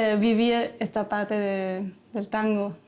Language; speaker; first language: Spanish; non-native, fluent; German